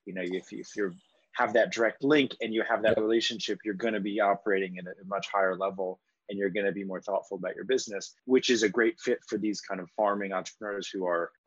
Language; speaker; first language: English; native; English